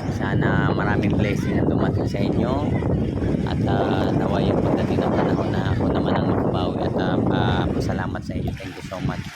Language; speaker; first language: Filipino; non-native, local second language; Bikol